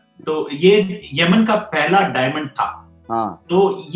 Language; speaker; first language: Hindi; non-native, local second language; Malayalam